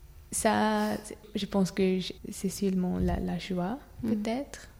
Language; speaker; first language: French; non-native, fluent; German